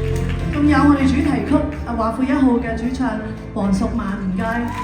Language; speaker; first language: Cantonese; native; Cantonese